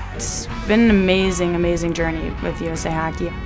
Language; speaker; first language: English; native; English